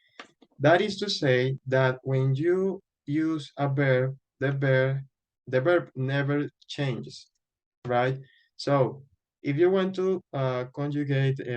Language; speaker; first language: English; non-native, fluent; Spanish